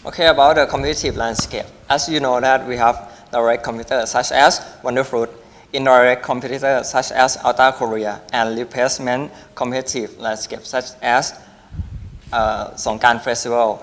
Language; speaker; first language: English; non-native, learner; Thai